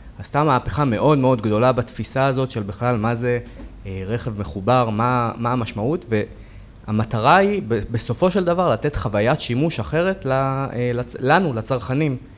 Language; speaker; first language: Hebrew; native; Hebrew